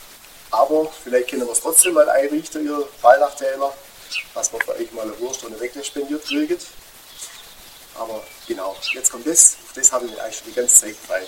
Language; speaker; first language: German; native; German